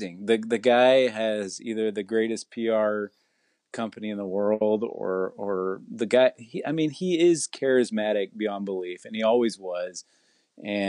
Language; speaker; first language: English; native; English